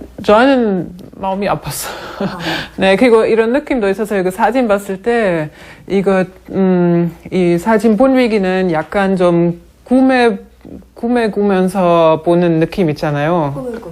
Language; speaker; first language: Korean; non-native, learner; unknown